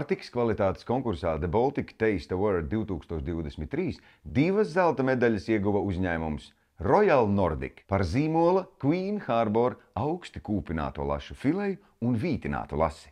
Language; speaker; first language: Latvian; native; Latvian